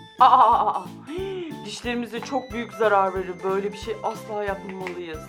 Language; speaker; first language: Turkish; native; Turkish